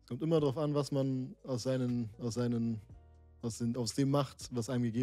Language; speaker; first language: German; native; German